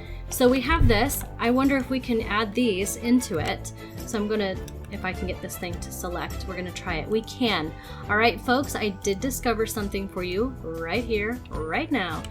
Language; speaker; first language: English; native; English